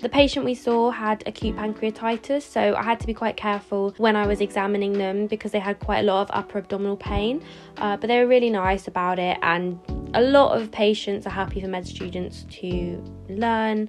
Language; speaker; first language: English; native; English